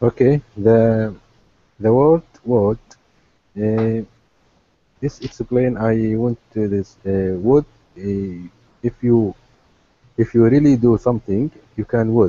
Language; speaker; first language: English; non-native, learner; Arabic